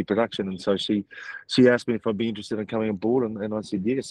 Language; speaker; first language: English; native; English